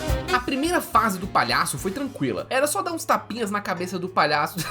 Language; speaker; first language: Portuguese; native; Portuguese